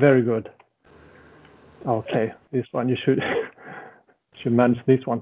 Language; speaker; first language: English; non-native, fluent; Swedish